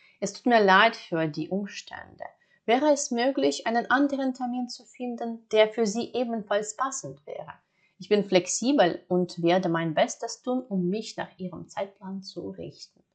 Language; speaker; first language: German; non-native, fluent; Ukrainian